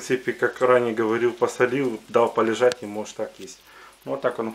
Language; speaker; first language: Russian; native; Russian